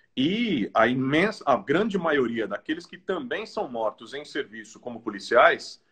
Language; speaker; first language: Portuguese; native; Portuguese